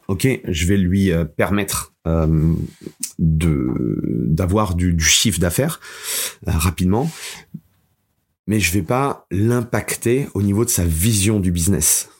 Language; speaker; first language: French; native; French